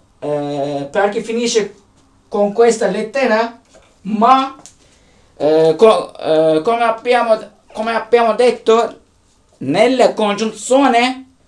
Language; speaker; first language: Italian; non-native, learner; Turkish